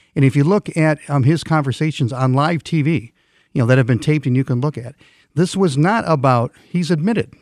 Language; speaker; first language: English; non-native, fluent; Swedish